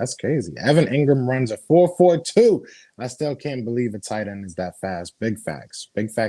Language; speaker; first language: English; native; English